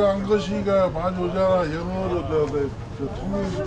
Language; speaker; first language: Korean; native; Korean